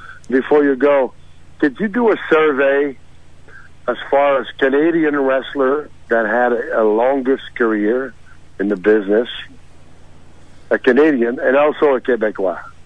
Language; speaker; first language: English; non-native, fluent; French